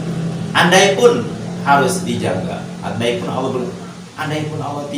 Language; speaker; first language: Indonesian; native; Indonesian